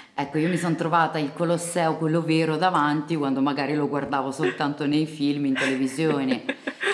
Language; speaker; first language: Italian; early bilingual, other home language; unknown